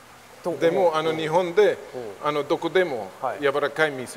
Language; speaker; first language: Japanese; non-native, learner; German